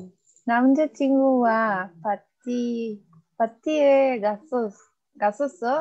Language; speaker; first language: Korean; non-native, learner; Spanish